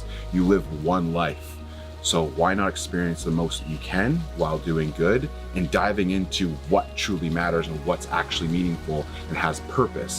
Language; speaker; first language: English; native; English